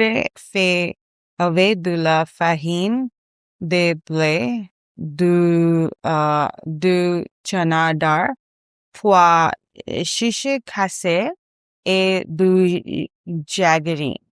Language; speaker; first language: French; non-native, learner; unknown